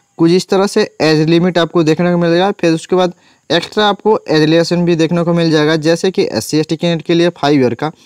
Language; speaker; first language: Hindi; non-native, local second language; Bangla